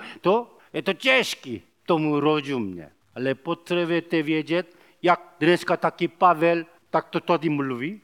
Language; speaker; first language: Czech; non-native, learner; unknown